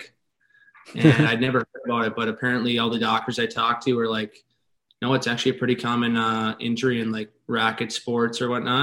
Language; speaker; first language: English; native; English